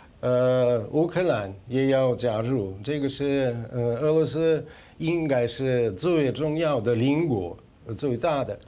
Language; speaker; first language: Chinese; non-native, fluent; Russian